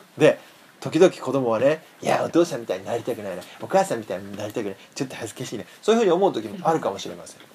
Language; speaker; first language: Japanese; native; Japanese